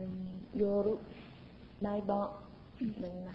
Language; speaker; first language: Japanese; non-native, learner; Chinese